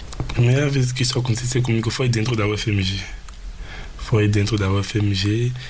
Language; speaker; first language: Portuguese; non-native, fluent; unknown